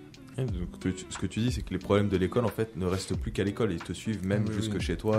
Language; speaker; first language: French; native; French